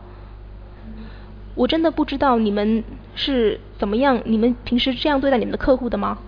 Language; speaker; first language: Chinese; native; Chinese